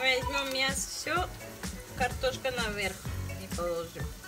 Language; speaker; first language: Russian; non-native, learner; Tajik